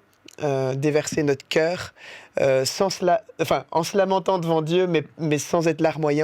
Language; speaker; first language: French; native; French